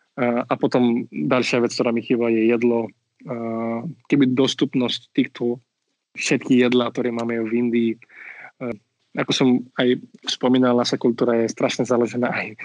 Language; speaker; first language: Slovak; non-native, fluent; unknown